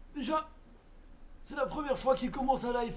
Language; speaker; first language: French; native; French